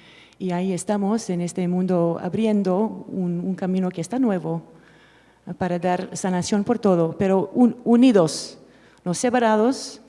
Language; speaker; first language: Spanish; non-native, fluent; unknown